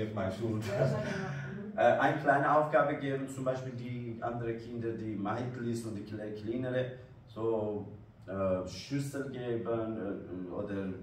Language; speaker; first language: German; non-native, learner; Kurdish